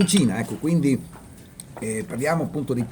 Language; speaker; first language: Italian; native; Italian